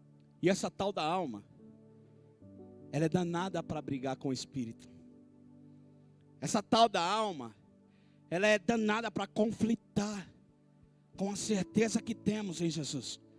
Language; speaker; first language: Portuguese; native; Portuguese